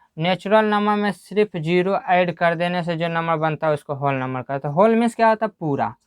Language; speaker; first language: Hindi; native; Hindi